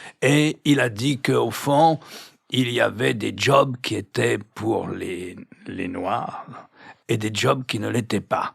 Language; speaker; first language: French; native; French